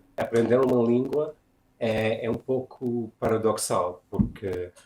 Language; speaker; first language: Portuguese; non-native, fluent; English